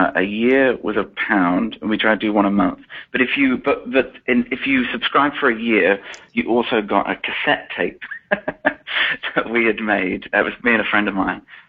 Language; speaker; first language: English; native; English